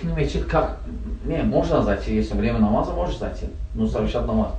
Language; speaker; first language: Russian; non-native, learner; Azerbaijani